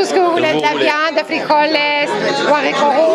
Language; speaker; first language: French; non-native, fluent; Spanish